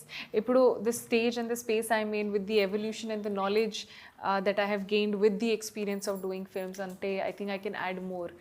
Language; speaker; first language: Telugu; non-native, fluent; Hindi